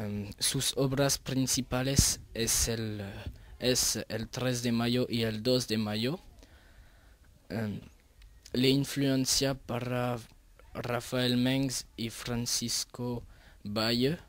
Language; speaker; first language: Spanish; non-native, learner; French